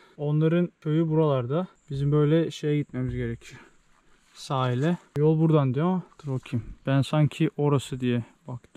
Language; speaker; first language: Turkish; native; Turkish